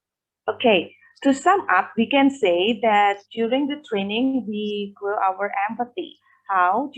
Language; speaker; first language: English; non-native, fluent; Indonesian